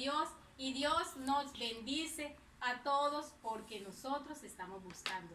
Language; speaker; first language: Spanish; native; Spanish